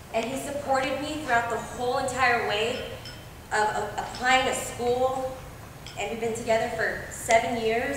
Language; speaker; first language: English; native; English